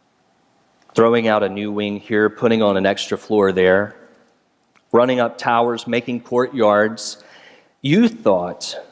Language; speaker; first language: English; native; English